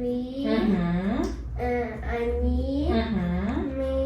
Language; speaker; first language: Russian; non-native, local second language; Tajik